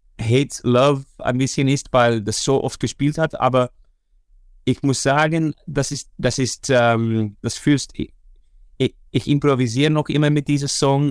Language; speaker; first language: German; non-native, learner; Dutch